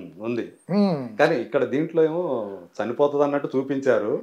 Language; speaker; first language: Telugu; native; Telugu